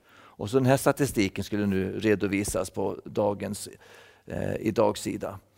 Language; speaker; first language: Swedish; native; Swedish